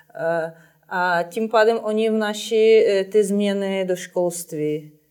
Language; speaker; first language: Czech; non-native, fluent; Russian